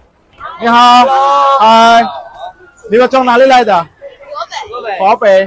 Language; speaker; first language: Chinese; non-native, learner; Bangla